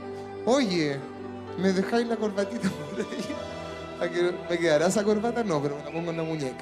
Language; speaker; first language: Spanish; native; Spanish